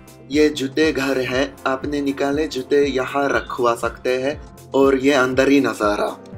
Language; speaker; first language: Hindi; non-native, fluent; Japanese